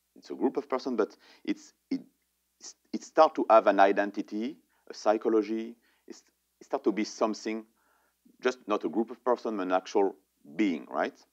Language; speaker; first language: English; non-native, fluent; French